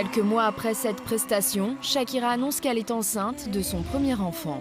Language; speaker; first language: French; native; French